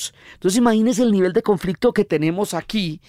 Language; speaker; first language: Spanish; native; Spanish